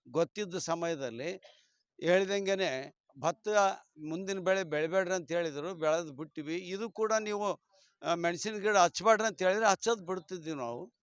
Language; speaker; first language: Kannada; native; Kannada